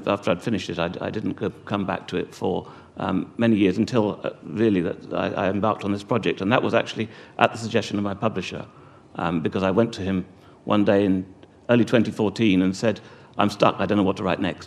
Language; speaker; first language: English; native; English